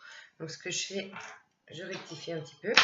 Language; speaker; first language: French; native; French